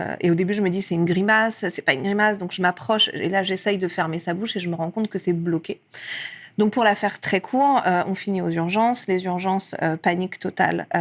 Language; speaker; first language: French; early bilingual, other home language; Persian